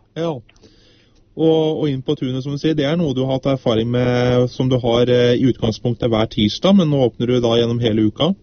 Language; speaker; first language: Norwegian; native; Norwegian